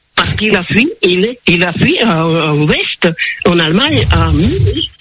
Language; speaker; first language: French; non-native, fluent; Slovak